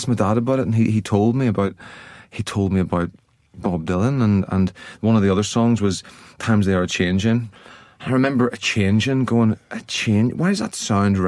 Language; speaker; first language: English; native; English